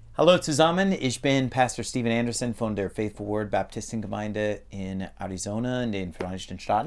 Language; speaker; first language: German; non-native, learner; English